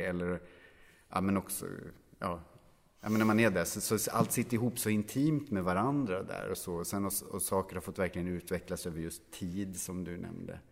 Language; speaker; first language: Swedish; native; Swedish